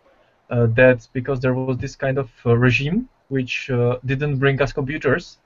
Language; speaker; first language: English; non-native, fluent; Czech